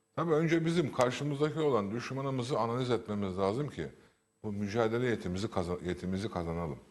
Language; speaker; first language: Turkish; native; Turkish